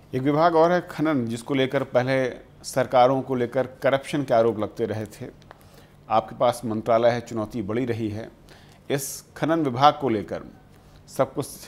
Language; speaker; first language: Hindi; native; Hindi